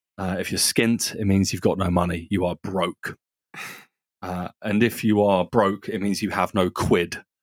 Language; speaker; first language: English; native; English